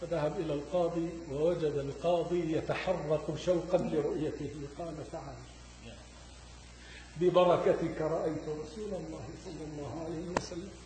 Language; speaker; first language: Arabic; native; Arabic